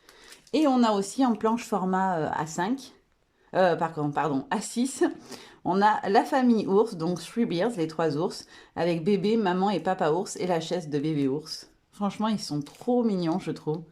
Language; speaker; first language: French; native; French